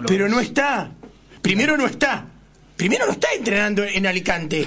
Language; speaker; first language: Spanish; native; Spanish